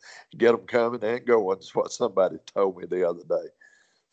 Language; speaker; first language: English; native; English